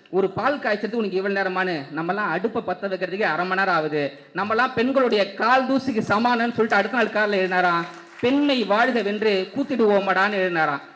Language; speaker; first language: Tamil; native; Tamil